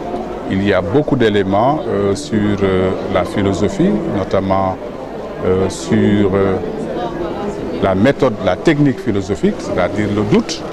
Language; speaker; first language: French; non-native, local second language; Wolof